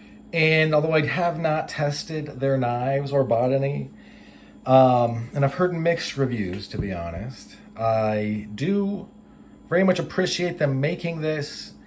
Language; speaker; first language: English; native; English